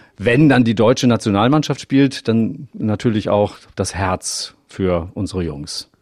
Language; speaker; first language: German; native; German